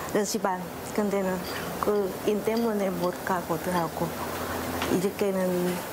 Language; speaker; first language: Korean; non-native, fluent; Vietnamese